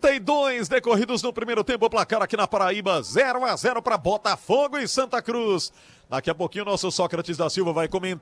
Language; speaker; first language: Portuguese; native; Portuguese